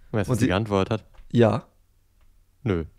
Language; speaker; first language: German; native; German